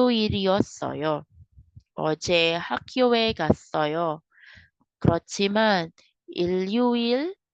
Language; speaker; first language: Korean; non-native, learner; Kinaray-a